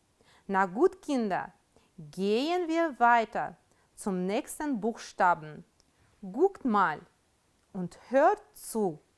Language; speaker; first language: German; non-native, fluent; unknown